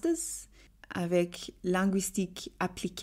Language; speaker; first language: French; non-native, learner; English